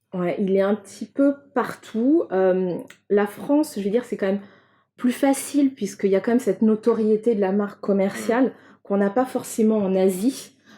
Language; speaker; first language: French; native; French